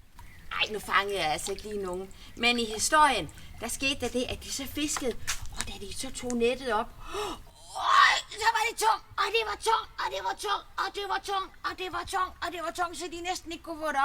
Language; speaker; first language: Danish; native; Danish